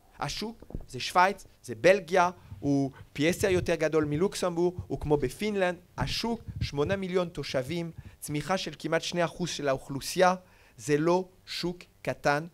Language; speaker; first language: Hebrew; non-native, fluent; French